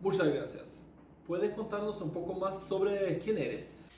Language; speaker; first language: Spanish; non-native, fluent; Norwegian